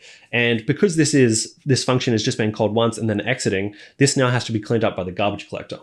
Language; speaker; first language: English; native; English